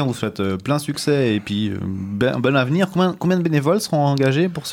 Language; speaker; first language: French; native; French